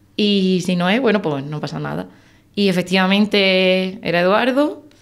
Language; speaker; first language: Spanish; native; Spanish